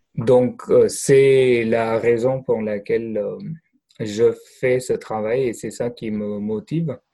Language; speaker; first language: French; non-native, fluent; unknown